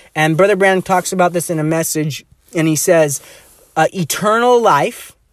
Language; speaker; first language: English; native; English